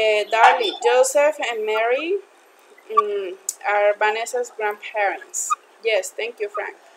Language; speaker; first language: English; non-native, fluent; Spanish